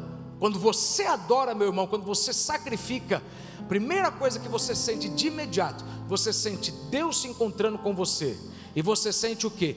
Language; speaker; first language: Portuguese; native; Portuguese